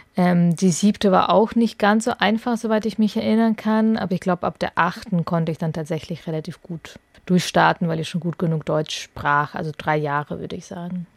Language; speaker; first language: German; early bilingual, other home language; Russian